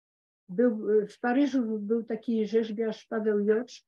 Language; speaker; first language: Polish; early bilingual, heritage; Polish